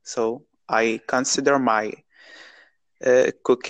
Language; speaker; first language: English; non-native, learner; Arabic